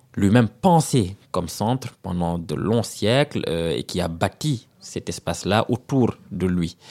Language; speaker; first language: French; non-native, local second language; Serer